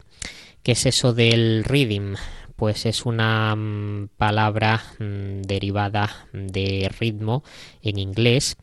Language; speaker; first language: Spanish; native; Spanish